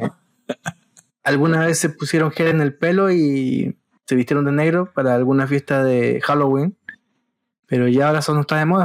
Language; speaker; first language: Spanish; native; Spanish